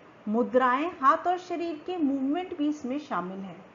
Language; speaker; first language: Hindi; native; Hindi